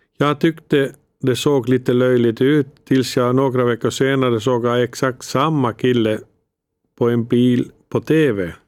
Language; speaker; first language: Swedish; non-native, fluent; Finnish